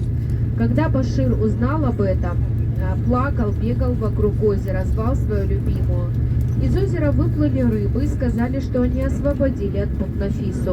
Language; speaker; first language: Russian; native; Russian